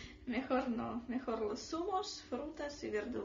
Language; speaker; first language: Spanish; non-native, learner; Russian